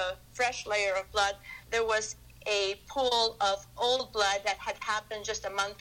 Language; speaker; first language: English; non-native, local second language; Filipino